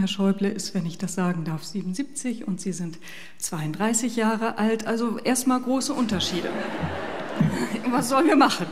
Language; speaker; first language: German; native; German